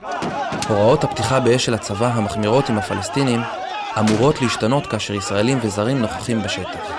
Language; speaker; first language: Hebrew; native; Hebrew